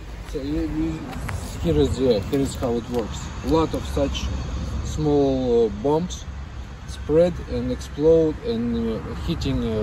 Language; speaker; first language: English; non-native, fluent; Russian